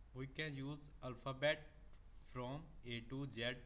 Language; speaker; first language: English; non-native, local second language; Punjabi